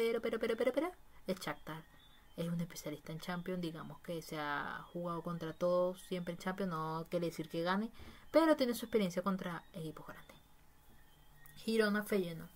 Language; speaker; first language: Spanish; native; Spanish